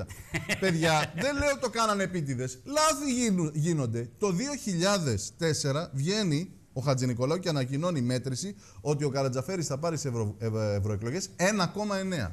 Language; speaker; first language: Greek; native; Greek